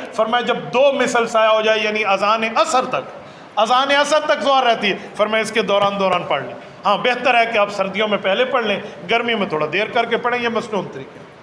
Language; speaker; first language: Urdu; non-native, local second language; Saraiki